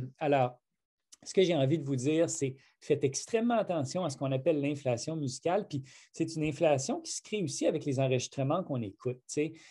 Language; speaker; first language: French; native; French